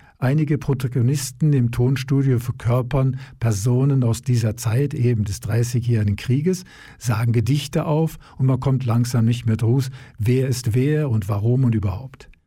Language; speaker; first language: German; native; German